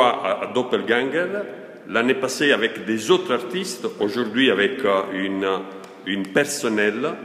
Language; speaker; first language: French; non-native, fluent; Italian